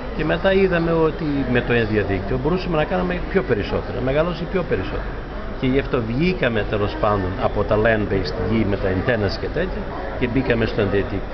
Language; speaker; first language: Greek; early bilingual, heritage; Greek